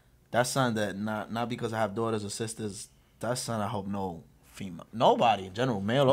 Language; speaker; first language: English; early bilingual, other home language; Spanish